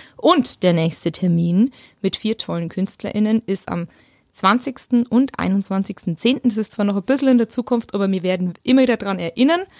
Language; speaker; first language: German; native; German